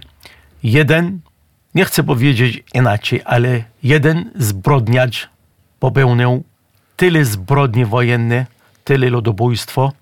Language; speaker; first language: Polish; non-native, fluent; Arabic